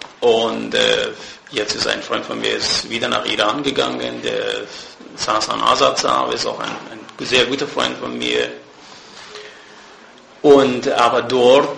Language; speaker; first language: German; non-native, fluent; Persian